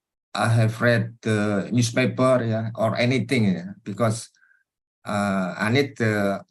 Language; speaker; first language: English; non-native, learner; Indonesian